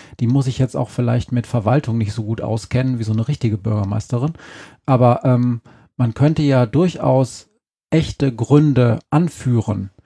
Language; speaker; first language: German; native; German